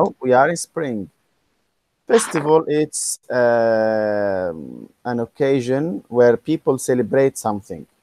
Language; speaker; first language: English; non-native, fluent; Arabic